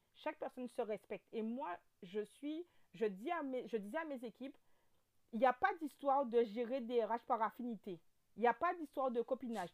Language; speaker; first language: French; native; French